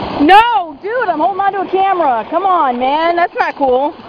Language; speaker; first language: English; native; English